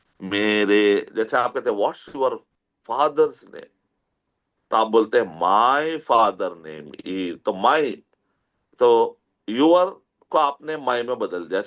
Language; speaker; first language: Urdu; native; Urdu